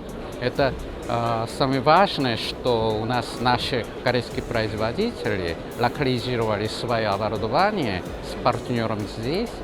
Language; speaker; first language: Russian; non-native, fluent; Korean